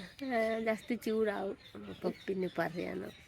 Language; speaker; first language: Malayalam; non-native, learner; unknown